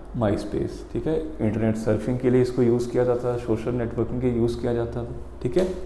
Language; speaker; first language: Hindi; native; Hindi